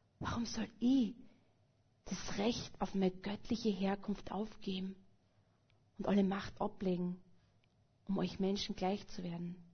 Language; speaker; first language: German; native; German